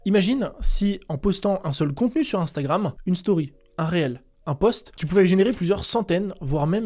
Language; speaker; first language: French; native; French